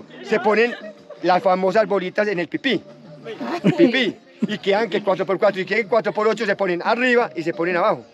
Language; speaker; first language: Spanish; native; Spanish